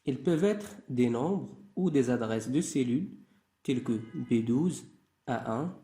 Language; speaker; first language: French; non-native, local second language; Arabic